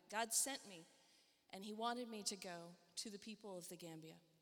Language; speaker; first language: English; native; English